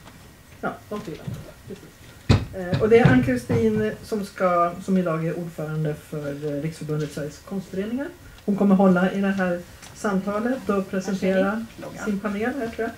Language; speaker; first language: Swedish; native; Swedish